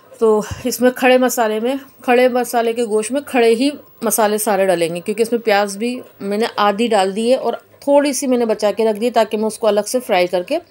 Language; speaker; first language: Hindi; native; Hindi